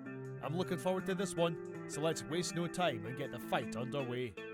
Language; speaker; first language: English; native; English